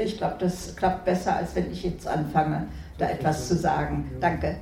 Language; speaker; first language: German; native; German